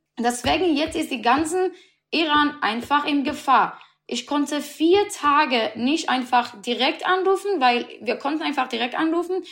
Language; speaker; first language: German; non-native, learner; Persian